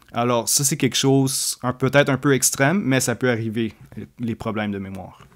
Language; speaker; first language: French; native; French